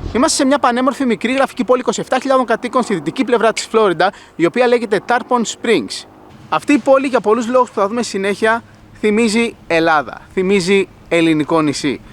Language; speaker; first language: Greek; native; Greek